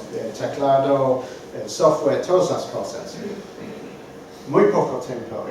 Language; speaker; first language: Spanish; non-native, fluent; English